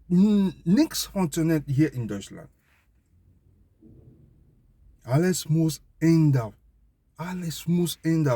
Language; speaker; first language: German; non-native, learner; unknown